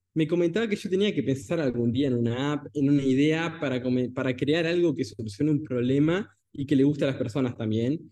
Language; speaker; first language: Spanish; native; Spanish